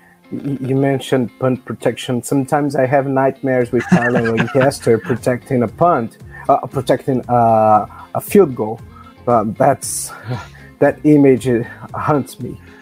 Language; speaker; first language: English; non-native, fluent; Portuguese